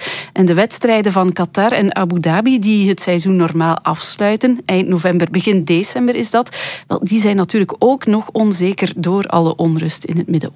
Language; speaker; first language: Dutch; native; Dutch